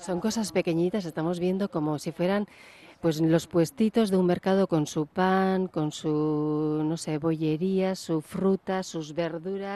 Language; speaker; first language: Spanish; native; Spanish